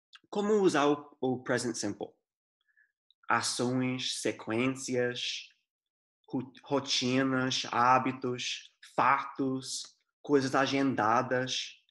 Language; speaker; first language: Portuguese; non-native, fluent; English